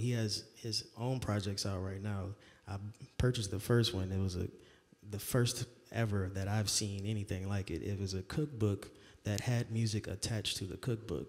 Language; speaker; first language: English; native; English